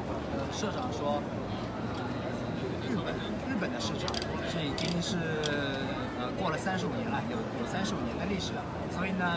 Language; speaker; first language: Chinese; non-native, fluent; Japanese